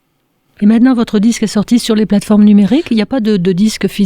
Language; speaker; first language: French; native; French